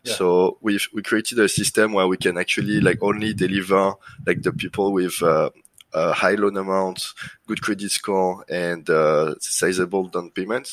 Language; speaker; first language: English; non-native, fluent; French